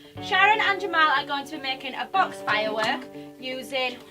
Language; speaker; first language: English; native; English